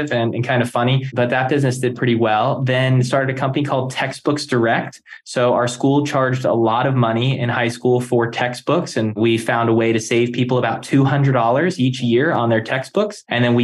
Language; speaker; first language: English; native; English